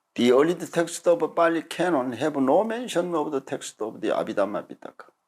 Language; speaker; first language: English; non-native, fluent; Korean